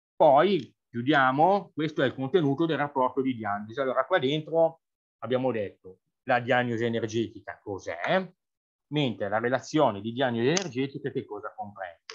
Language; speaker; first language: Italian; native; Italian